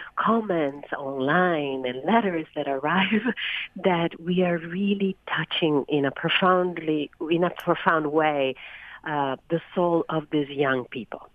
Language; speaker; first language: English; non-native, fluent; Italian